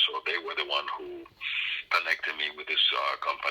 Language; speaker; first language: English; non-native, fluent; Spanish